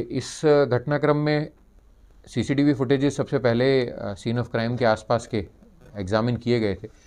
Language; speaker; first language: Hindi; native; Hindi